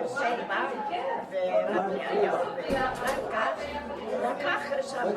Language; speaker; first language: Hebrew; non-native, fluent; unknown